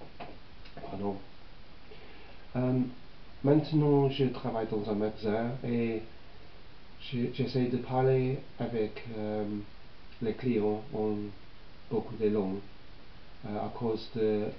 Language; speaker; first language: French; non-native, learner; English